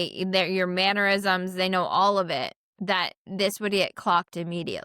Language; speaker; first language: English; native; English